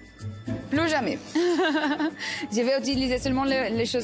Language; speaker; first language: French; non-native, fluent; Portuguese